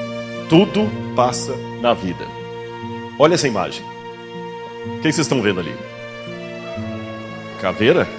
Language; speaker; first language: Portuguese; native; Portuguese